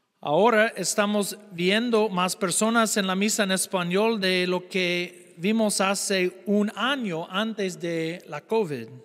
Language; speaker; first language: Spanish; non-native, fluent; English